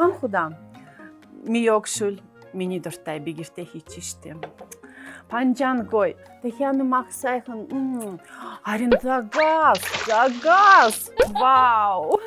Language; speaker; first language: Mongolian; non-native, learner; Russian